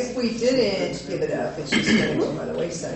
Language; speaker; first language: English; native; English